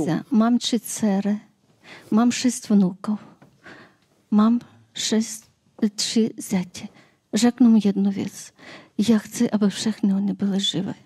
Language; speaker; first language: Czech; non-native, learner; Ukrainian